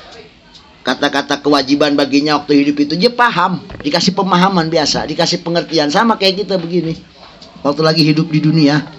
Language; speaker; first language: Indonesian; native; Indonesian